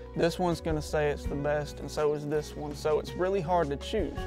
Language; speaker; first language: English; native; English